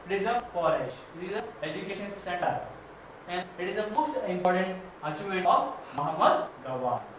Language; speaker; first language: English; non-native, local second language; Kannada